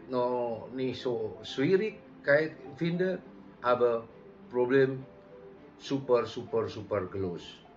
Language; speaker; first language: German; non-native, learner; Indonesian